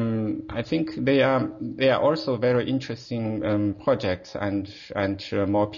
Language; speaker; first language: English; non-native, fluent; Chinese